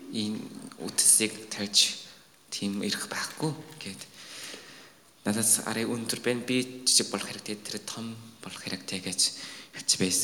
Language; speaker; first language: Mongolian; non-native, learner; Korean